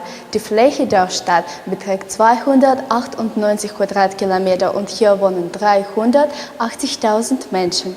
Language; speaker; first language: German; non-native, learner; Russian